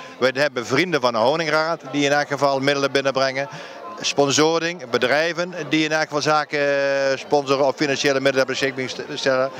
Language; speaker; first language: Dutch; native; Dutch